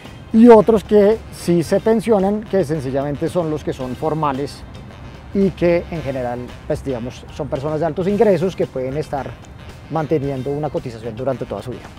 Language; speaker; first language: Spanish; native; Spanish